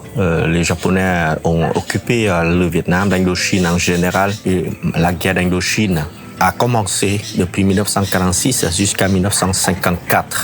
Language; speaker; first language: French; non-native, fluent; Vietnamese